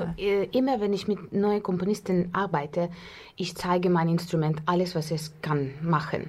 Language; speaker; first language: German; non-native, fluent; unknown